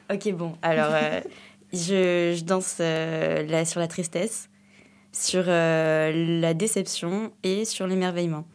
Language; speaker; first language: French; native; French